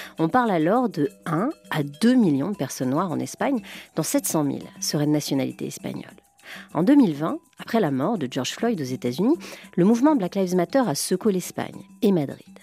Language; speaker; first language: French; native; French